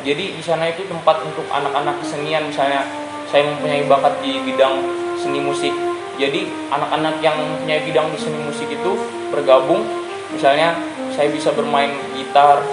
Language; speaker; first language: Indonesian; native; Indonesian